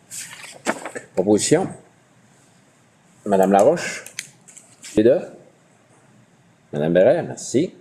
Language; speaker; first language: French; native; French